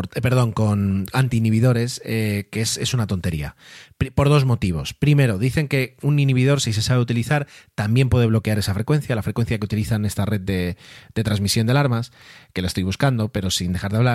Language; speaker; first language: Spanish; native; Spanish